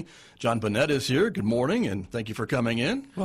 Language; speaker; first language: English; native; English